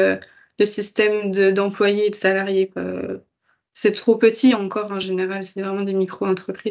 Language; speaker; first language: French; native; French